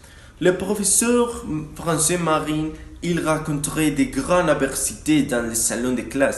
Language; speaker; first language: French; non-native, learner; Spanish